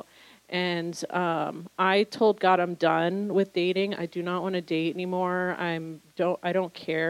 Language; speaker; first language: English; native; English